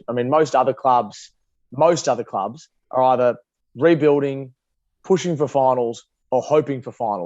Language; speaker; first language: English; native; English